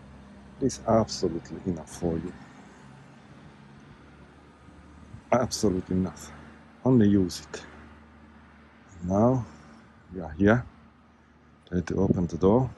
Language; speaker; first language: English; non-native, learner; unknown